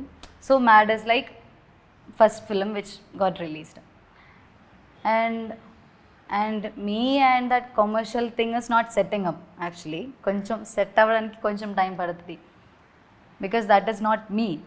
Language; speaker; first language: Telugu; non-native, learner; Malayalam